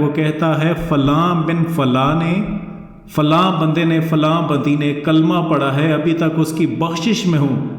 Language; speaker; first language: Urdu; non-native, local second language; Northern Hindko